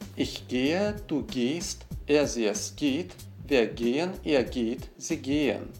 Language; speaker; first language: German; non-native, fluent; Russian